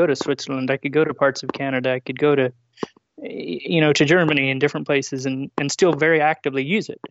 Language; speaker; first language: English; native; English